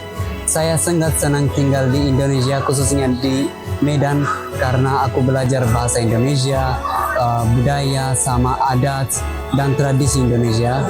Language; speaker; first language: Indonesian; non-native, learner; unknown